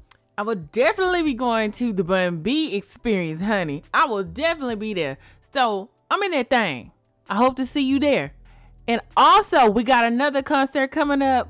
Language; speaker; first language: English; native; English